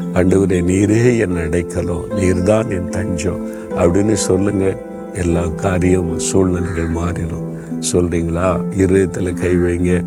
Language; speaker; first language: Tamil; native; Tamil